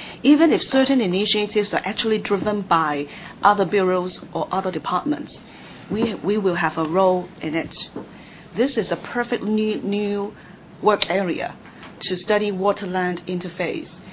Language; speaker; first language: English; non-native, local second language; Cantonese